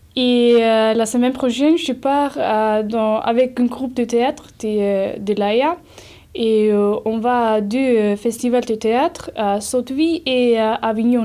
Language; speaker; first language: French; non-native, learner; Icelandic